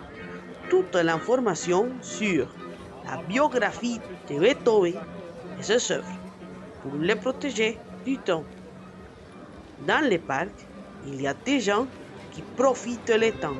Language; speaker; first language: French; non-native, learner; Spanish